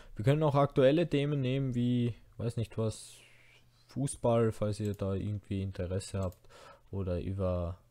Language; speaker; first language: German; native; German